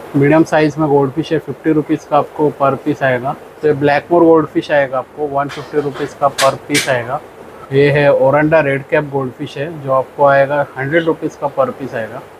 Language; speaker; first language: Hindi; non-native, local second language; Marathi